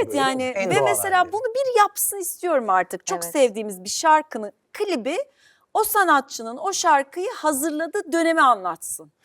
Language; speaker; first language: Turkish; native; Turkish